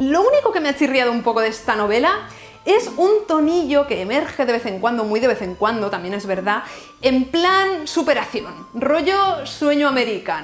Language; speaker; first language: Spanish; native; Spanish